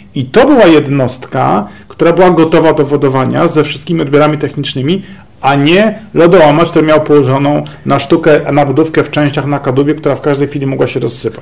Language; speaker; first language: Polish; native; Polish